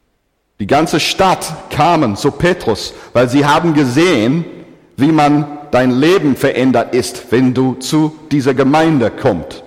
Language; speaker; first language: German; non-native, fluent; English